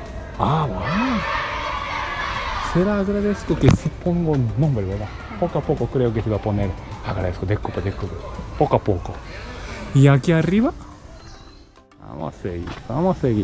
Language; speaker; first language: Spanish; non-native, learner; Japanese